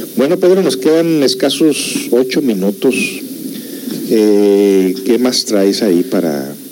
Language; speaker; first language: Spanish; early bilingual, heritage; Spanish